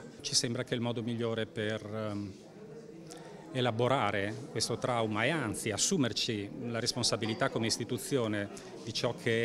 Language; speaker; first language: Italian; native; Italian